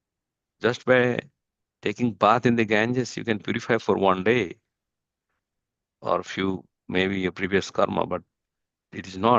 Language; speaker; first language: English; non-native, fluent; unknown